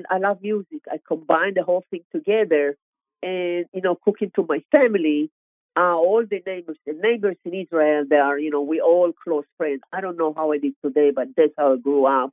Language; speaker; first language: English; non-native, learner; Hebrew